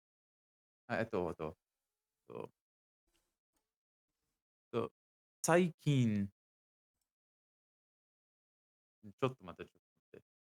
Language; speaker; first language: Japanese; non-native, learner; English